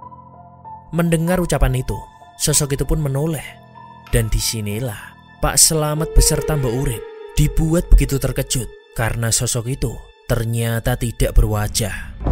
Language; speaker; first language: Indonesian; native; Indonesian